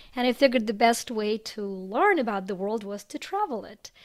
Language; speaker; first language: English; non-native, fluent; Ukrainian